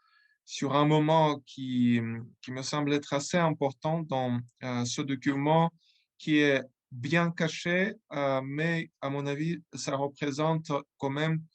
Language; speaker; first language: French; non-native, fluent; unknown